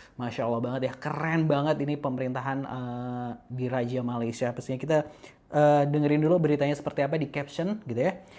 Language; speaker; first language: Indonesian; native; Indonesian